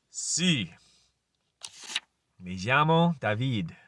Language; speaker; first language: Spanish; non-native, learner; English